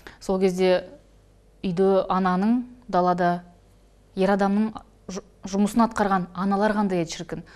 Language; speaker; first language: Kazakh; native; Kazakh